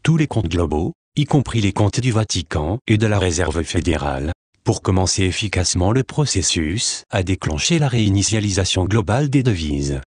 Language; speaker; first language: French; native; French